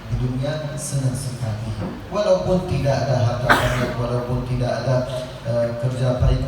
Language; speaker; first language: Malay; non-native, learner; Arabic